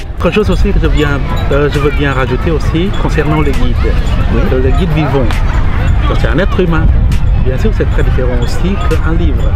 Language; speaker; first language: French; non-native, fluent; Balinese